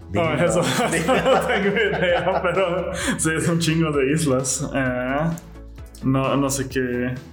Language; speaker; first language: Spanish; non-native, fluent; Swedish